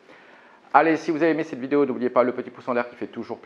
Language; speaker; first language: French; native; French